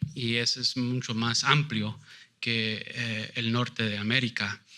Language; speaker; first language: Spanish; early bilingual, other home language; English